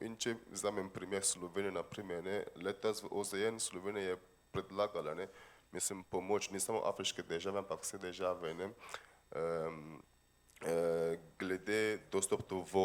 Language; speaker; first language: Slovenian; non-native, fluent; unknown